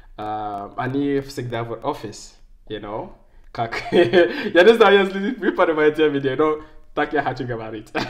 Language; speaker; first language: Russian; non-native, learner; English